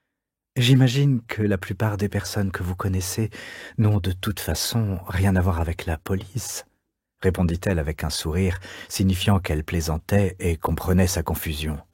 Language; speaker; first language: French; native; French